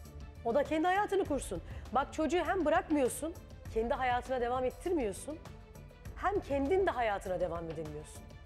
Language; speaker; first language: Turkish; native; Turkish